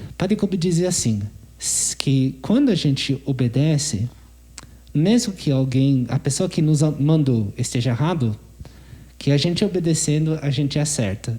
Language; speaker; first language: Portuguese; non-native, fluent; English